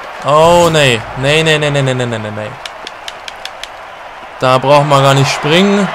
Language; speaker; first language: German; native; German